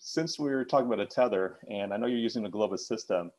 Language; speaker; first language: English; native; English